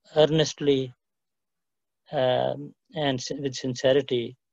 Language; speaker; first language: English; non-native, local second language; Urdu